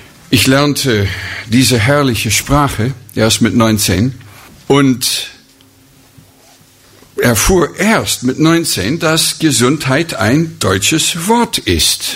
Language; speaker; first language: German; non-native, fluent; English